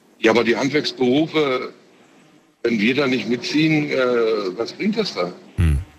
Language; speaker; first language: German; early bilingual, other home language; Turkish